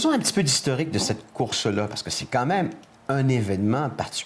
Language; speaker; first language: French; native; French